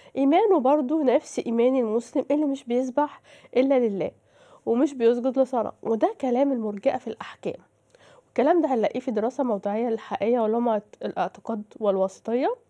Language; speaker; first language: Arabic; native; Arabic